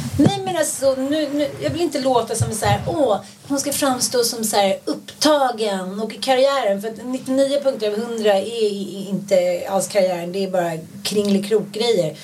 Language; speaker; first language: Swedish; native; Swedish